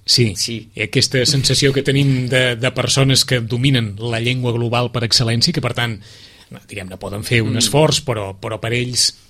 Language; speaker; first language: Catalan; native; Catalan